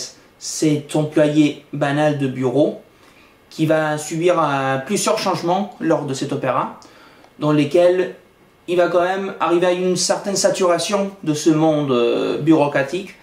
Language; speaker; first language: French; non-native, fluent; Spanish